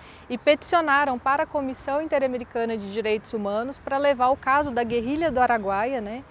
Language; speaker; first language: Portuguese; native; Portuguese